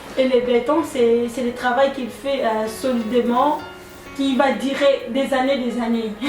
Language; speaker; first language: French; non-native, local second language; Lingala